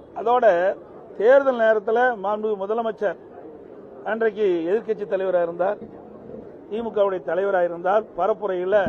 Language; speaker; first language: Tamil; native; Tamil